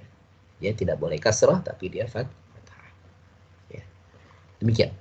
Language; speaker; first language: Indonesian; native; Indonesian